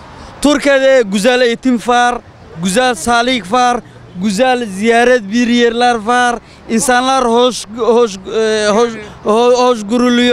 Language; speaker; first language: Turkish; non-native, learner; Somali